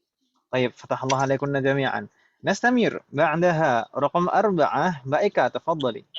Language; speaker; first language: Arabic; non-native, fluent; Indonesian